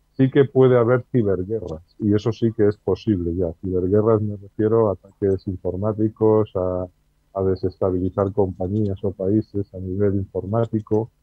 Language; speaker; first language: Spanish; native; Spanish